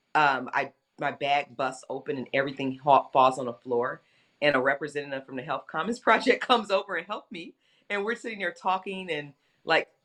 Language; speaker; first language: English; native; English